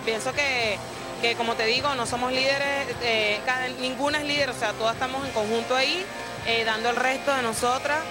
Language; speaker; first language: Spanish; native; Spanish